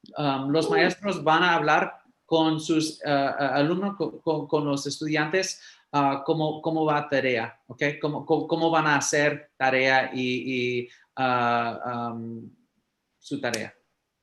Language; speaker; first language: Spanish; early bilingual, heritage; English